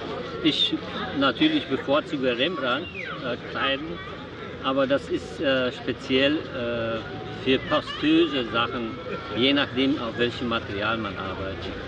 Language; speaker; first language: German; non-native, fluent; Polish